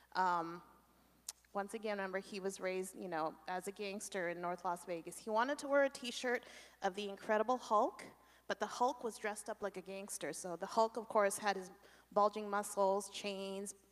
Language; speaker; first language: English; native; English